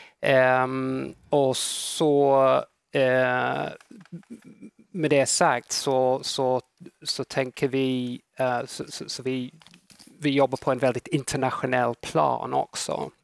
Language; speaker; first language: Swedish; non-native, fluent; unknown